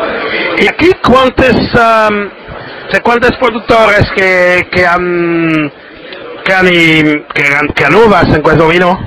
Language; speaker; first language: Spanish; non-native, learner; French